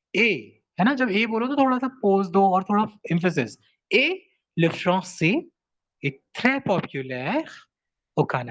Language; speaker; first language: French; non-native, fluent; Hindi